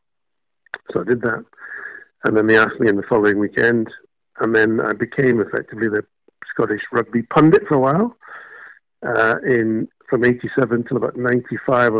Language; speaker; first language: English; native; English